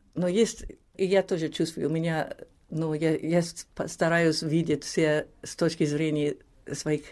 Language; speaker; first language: Russian; non-native, fluent; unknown